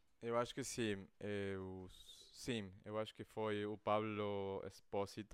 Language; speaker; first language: Portuguese; non-native, fluent; Spanish